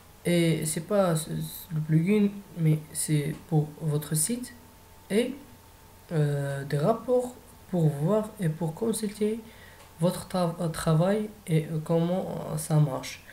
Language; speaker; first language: French; non-native, fluent; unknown